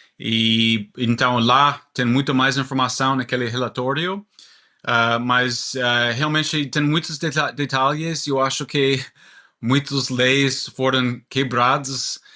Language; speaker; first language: Portuguese; non-native, learner; English